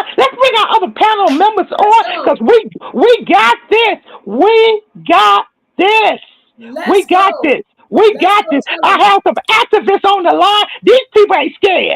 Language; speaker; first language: English; native; English